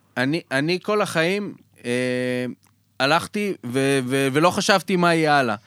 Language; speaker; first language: Hebrew; early bilingual, other home language; Russian